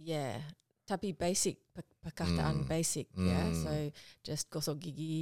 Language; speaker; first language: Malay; non-native, learner; English